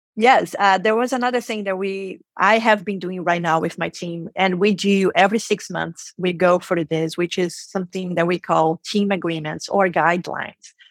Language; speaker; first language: English; non-native, fluent; Portuguese